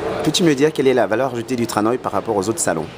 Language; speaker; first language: French; native; French